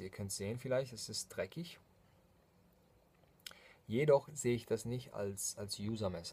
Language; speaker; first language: German; non-native, fluent; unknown